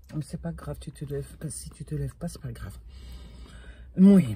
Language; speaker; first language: French; non-native, local second language; Arabic